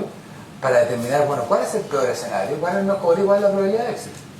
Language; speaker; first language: Spanish; native; Spanish